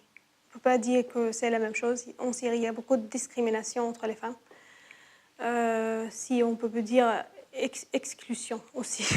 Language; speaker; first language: French; non-native, learner; Arabic